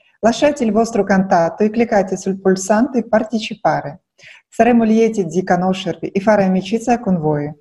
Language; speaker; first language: Italian; non-native, fluent; Russian